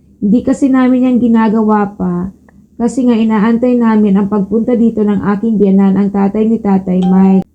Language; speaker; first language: Filipino; native; Filipino